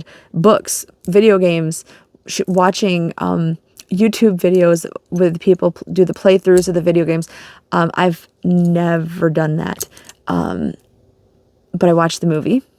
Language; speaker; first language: English; native; English